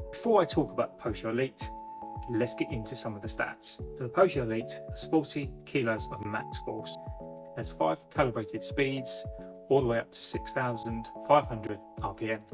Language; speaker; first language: English; native; English